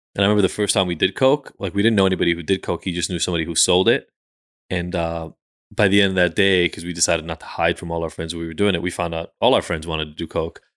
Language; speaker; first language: English; early bilingual, other home language; Hebrew